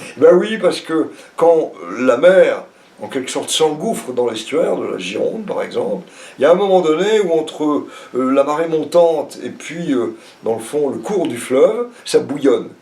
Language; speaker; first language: French; native; French